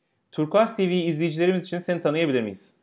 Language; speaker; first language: Turkish; native; Turkish